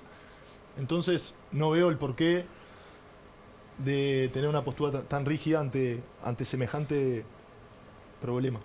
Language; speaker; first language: Spanish; native; Spanish